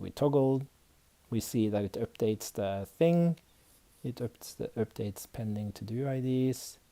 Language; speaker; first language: English; non-native, fluent; Swedish